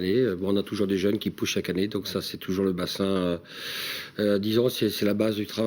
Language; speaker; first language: French; native; French